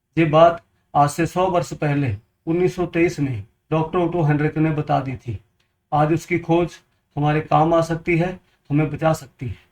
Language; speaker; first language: Hindi; non-native, local second language; Punjabi